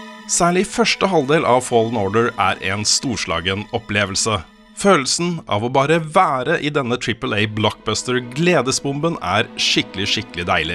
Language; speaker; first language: Norwegian; native; Norwegian